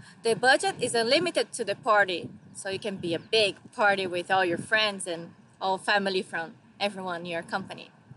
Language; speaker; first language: English; non-native, fluent; Portuguese